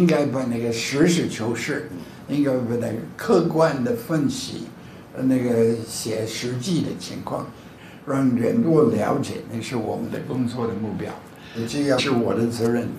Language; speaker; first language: Chinese; non-native, fluent; English